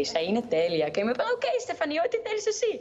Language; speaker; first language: Greek; early bilingual, heritage; Greek